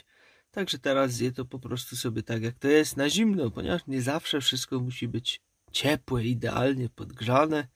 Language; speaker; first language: Polish; native; Polish